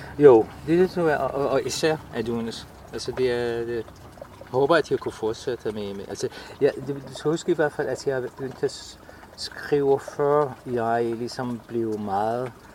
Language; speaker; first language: Danish; non-native, fluent; Arabic